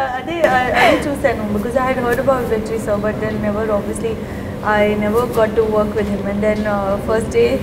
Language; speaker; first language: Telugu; non-native, learner; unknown